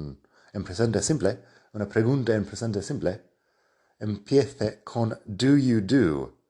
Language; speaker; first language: Spanish; non-native, fluent; English